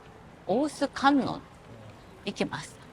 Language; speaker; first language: Japanese; native; Japanese